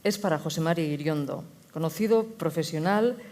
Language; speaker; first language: Spanish; native; Spanish